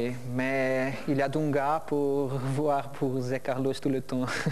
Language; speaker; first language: French; non-native, learner; Portuguese